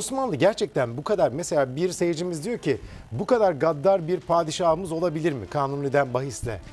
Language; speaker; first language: Turkish; native; Turkish